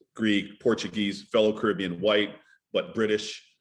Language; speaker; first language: English; native; English